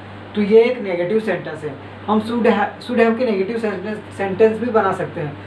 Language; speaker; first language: Hindi; native; Hindi